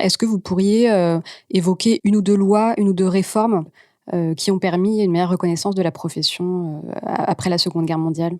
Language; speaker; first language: French; native; French